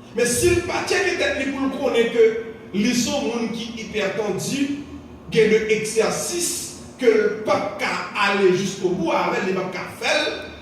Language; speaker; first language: French; non-native, local second language; Haitian Creole